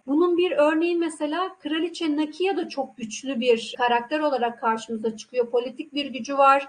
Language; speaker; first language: Turkish; native; Turkish